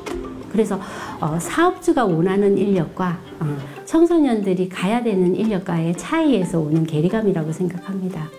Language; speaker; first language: Korean; native; Korean